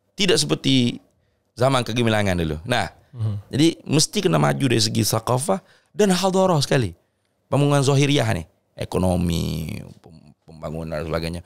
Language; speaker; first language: Malay; native; Malay